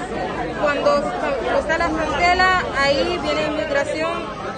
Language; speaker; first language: Spanish; non-native, learner; Haitian Creole